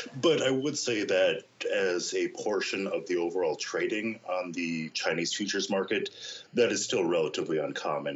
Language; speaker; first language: English; native; English